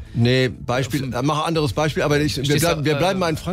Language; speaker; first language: German; native; German